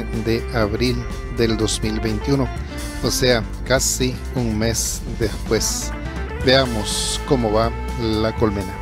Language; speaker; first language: Spanish; native; Spanish